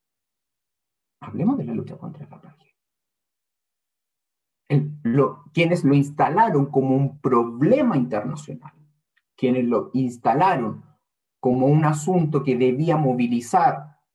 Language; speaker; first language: Spanish; native; Spanish